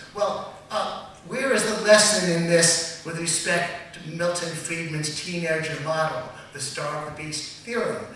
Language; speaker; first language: English; native; English